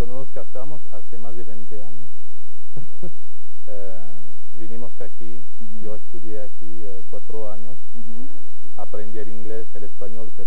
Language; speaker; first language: Spanish; non-native, fluent; French